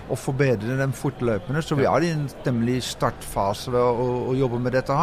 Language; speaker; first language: Norwegian; non-native, fluent; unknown